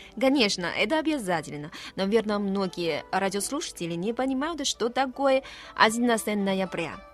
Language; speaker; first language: Russian; non-native, fluent; Chinese